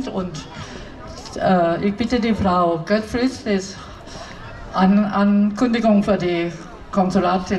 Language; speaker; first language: German; non-native, fluent; Thai